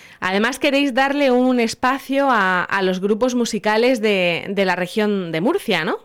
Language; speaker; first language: Spanish; native; Spanish